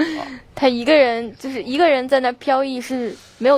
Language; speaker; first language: Chinese; native; Chinese